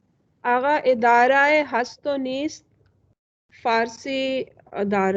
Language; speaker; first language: Persian; non-native, learner; Urdu